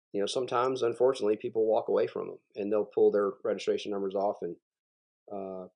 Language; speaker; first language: English; native; English